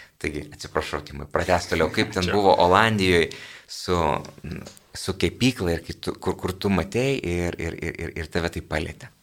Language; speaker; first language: Lithuanian; native; Lithuanian